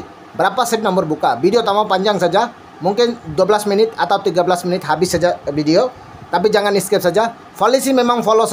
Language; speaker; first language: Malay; non-native, learner; Bangla